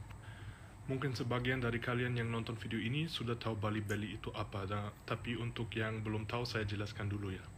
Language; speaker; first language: Indonesian; non-native, fluent; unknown